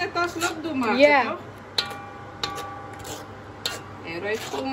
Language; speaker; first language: Dutch; non-native, local second language; Caribbean Hindustani